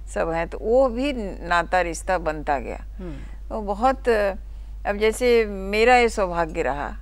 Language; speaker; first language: Hindi; native; Hindi